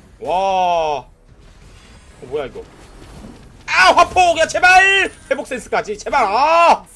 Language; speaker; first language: Korean; native; Korean